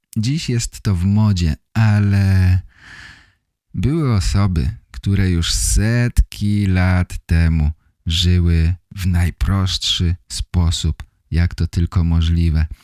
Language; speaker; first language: Polish; native; Polish